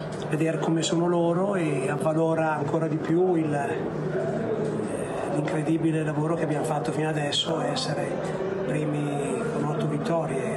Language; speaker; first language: Italian; non-native, fluent; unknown